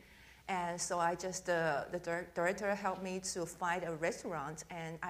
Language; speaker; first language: English; non-native, fluent; Chinese